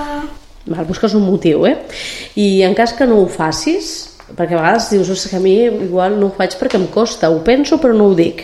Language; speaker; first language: Catalan; native; Catalan